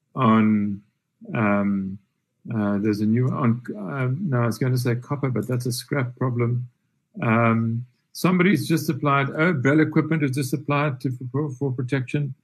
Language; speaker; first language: English; native; English